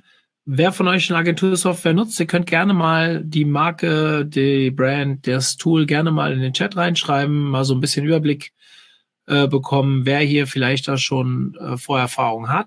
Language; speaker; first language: German; native; German